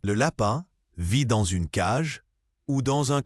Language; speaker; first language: French; non-native, learner; Arabic